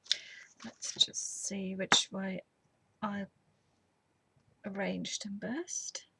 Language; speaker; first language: English; native; English